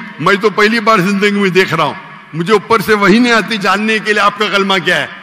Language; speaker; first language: Urdu; non-native, local second language; Konkani